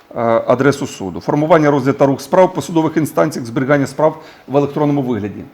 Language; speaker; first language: Ukrainian; non-native, local second language; Russian